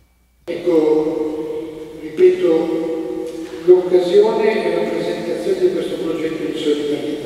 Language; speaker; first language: Italian; native; Italian